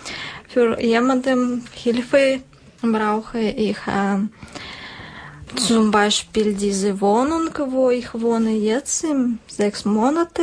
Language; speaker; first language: German; non-native, learner; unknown